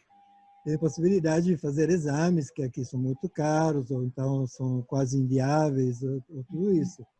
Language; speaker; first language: Portuguese; non-native, fluent; Italian